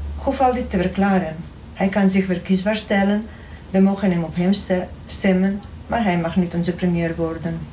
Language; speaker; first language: Dutch; non-native, fluent; Catalan